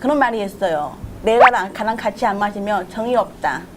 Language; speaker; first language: Korean; non-native, fluent; Chinese